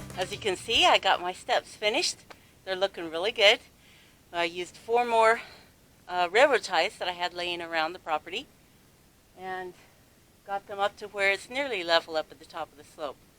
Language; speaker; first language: English; native; English